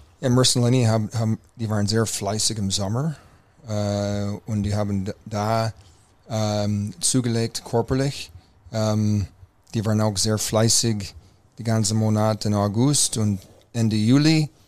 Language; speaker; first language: German; non-native, fluent; English